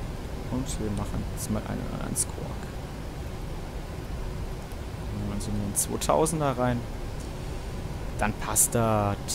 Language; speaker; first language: German; native; German